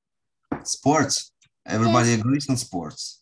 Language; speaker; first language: English; non-native, fluent; Russian